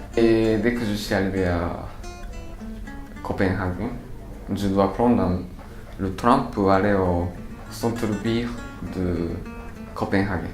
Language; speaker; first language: French; non-native, learner; Japanese